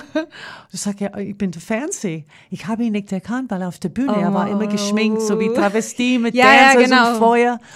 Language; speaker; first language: German; non-native, fluent; English